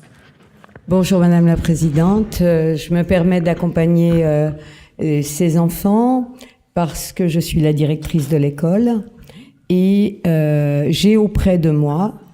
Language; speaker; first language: French; native; French